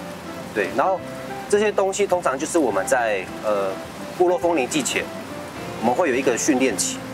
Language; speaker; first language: Chinese; native; Chinese